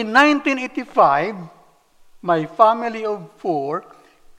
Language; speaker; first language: English; non-native, local second language; Cebuano